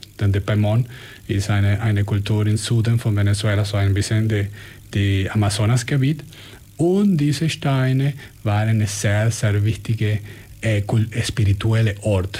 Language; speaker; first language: German; non-native, fluent; Spanish